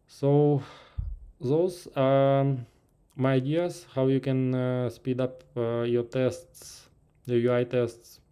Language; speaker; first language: English; non-native, fluent; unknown